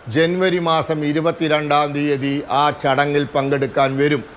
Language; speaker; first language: Malayalam; native; Malayalam